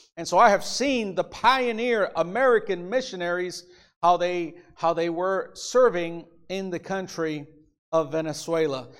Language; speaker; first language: English; native; English